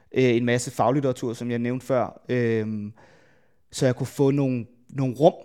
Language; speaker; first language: Danish; native; Danish